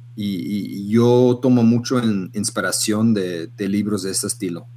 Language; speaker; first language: Spanish; non-native, fluent; English